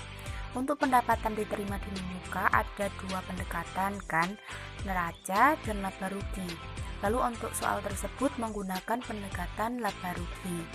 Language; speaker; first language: Indonesian; native; Indonesian